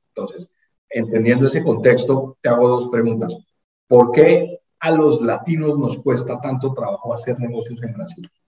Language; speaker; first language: Spanish; native; Spanish